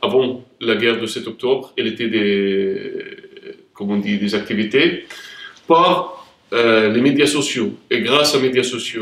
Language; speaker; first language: French; non-native, fluent; Arabic